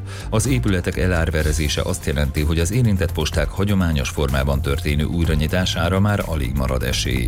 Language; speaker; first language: Hungarian; native; Hungarian